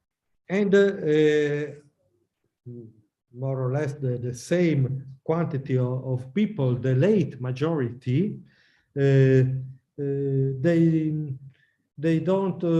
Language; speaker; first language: English; non-native, learner; Italian